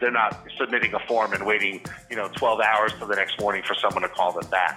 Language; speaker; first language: English; native; English